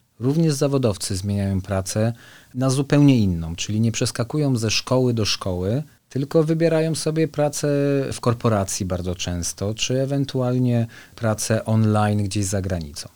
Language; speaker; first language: Polish; native; Polish